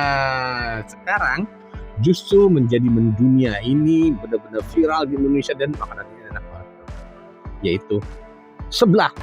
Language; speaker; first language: Indonesian; native; Indonesian